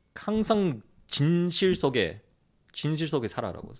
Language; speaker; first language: Korean; early bilingual, heritage; Korean